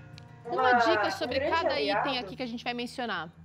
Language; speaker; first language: Portuguese; native; Portuguese